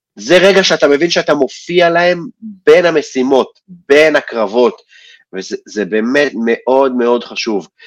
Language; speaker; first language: Hebrew; early bilingual, other home language; Russian